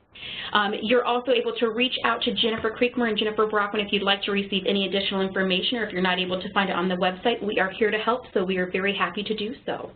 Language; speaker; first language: English; native; English